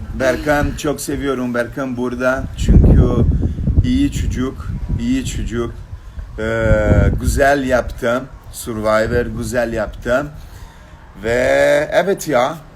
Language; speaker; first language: Turkish; non-native, learner; Portuguese